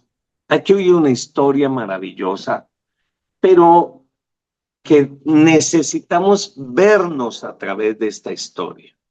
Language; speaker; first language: Spanish; native; Spanish